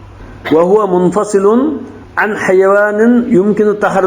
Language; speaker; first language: Arabic; non-native, fluent; Uzbek